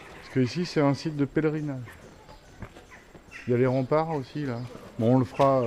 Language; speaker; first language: French; native; French